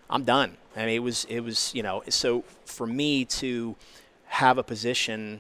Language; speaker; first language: English; native; English